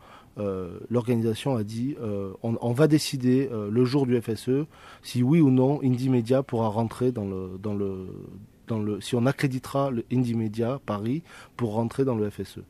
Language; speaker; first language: French; native; French